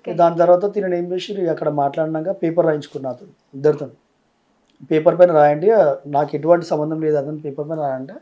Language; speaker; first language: Telugu; native; Telugu